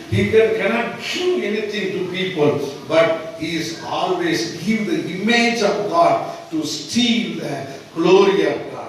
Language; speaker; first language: English; non-native, local second language; Tamil